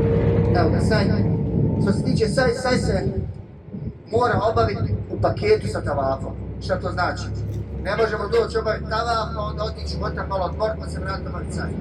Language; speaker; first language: Bosnian; native; Bosnian